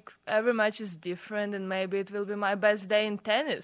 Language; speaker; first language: English; non-native, fluent; Russian